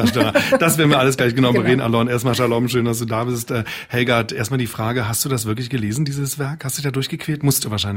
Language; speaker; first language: German; native; German